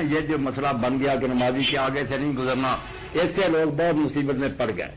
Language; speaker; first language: Urdu; non-native, local second language; Punjabi